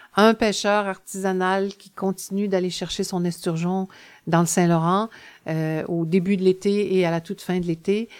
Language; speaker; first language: French; native; French